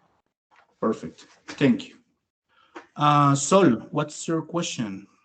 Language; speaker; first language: English; non-native, fluent; Spanish